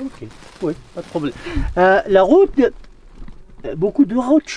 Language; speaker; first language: French; non-native, learner; Arabic